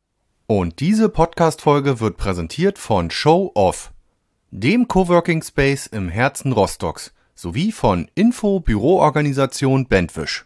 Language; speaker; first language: German; native; German